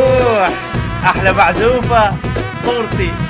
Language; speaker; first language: Arabic; native; Arabic